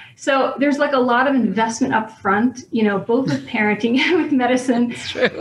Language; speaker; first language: English; native; English